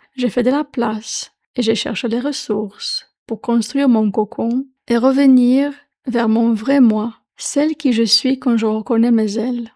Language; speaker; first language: French; non-native, fluent; Romanian